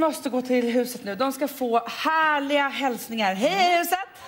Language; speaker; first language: Swedish; native; Swedish